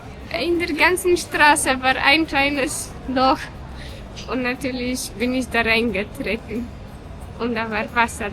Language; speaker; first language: German; non-native, fluent; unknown